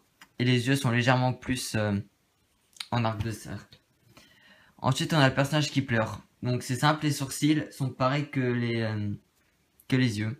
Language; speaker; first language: French; native; French